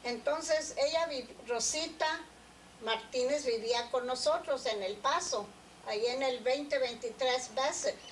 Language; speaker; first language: Spanish; early bilingual, other home language; English